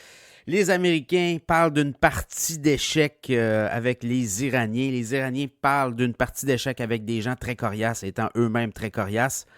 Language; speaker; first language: French; native; French